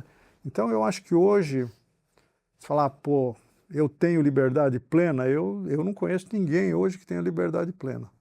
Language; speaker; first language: Portuguese; native; Portuguese